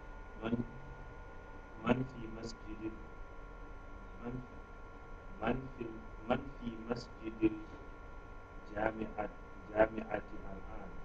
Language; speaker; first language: Arabic; non-native, learner; English